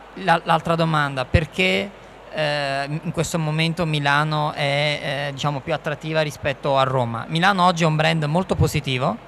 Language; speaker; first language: Italian; native; Italian